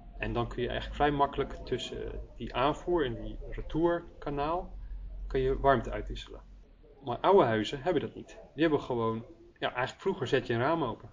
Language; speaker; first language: Dutch; early bilingual, heritage; Dutch